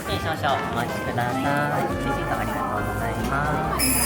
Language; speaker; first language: Japanese; native; Japanese